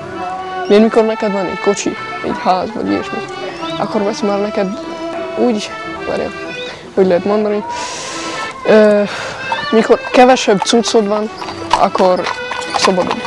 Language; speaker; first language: Hungarian; non-native, learner; German